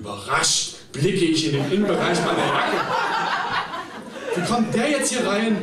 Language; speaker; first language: German; native; German